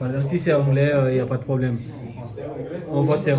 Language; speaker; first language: French; non-native, learner; Bangla